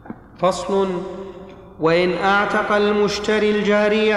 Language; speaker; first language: Arabic; native; Arabic